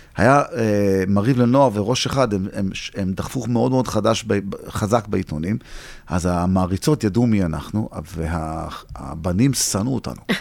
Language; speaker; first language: Hebrew; early bilingual, heritage; English